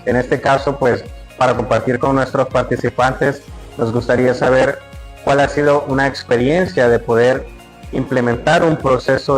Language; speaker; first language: Spanish; native; Spanish